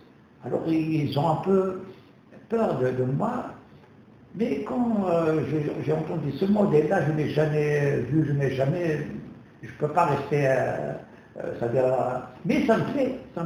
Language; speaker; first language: French; non-native, local second language; Kabyle